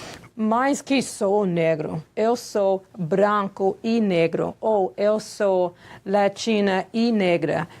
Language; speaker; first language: Portuguese; non-native, fluent; English